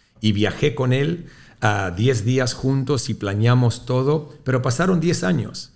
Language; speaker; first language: Spanish; early bilingual, heritage; Spanish